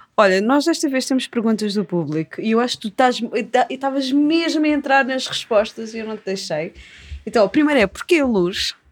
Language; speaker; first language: Portuguese; native; Portuguese